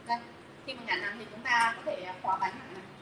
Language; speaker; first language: Vietnamese; native; Vietnamese